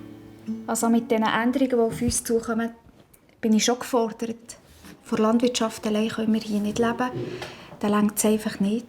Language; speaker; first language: German; native; German